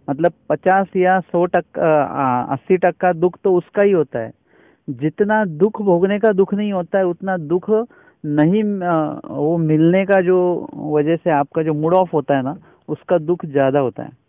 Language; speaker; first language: Hindi; non-native, local second language; Marathi